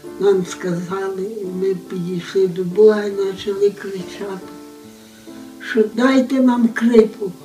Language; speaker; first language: Ukrainian; native; Ukrainian